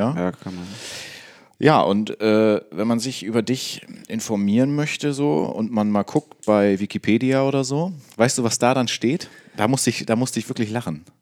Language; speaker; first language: German; native; German